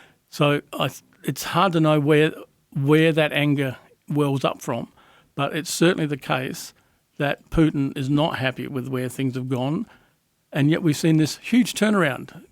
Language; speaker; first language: English; native; English